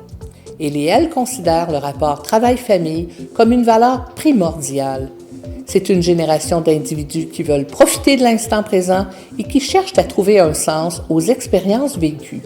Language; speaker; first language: French; native; French